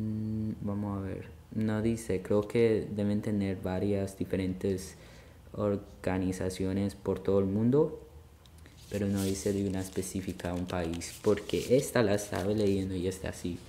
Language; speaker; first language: Spanish; early bilingual, heritage; Spanish